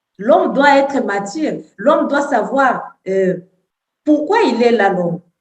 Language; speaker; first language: French; non-native, local second language; Swahili